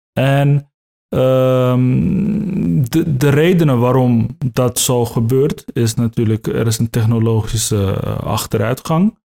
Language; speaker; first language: Dutch; early bilingual, other home language; Turkish